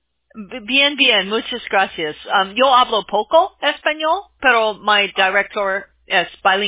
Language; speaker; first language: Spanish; non-native, learner; English